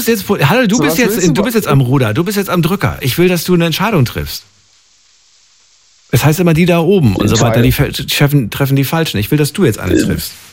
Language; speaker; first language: German; native; German